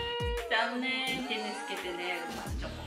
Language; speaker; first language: Spanish; non-native, learner; Japanese